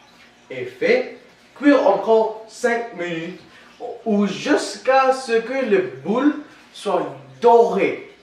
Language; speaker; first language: French; non-native, learner; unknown